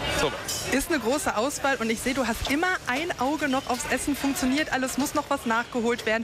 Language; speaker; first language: German; native; German